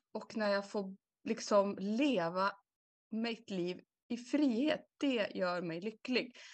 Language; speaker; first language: Swedish; native; Swedish